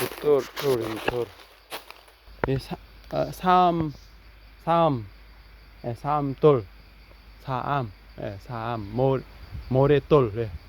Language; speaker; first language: Korean; non-native, fluent; Khmer